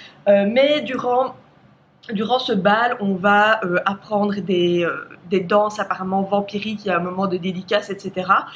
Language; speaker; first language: French; native; French